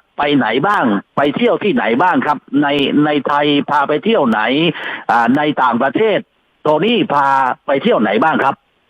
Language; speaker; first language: Thai; native; Thai